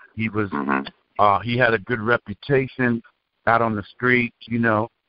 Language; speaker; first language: English; native; English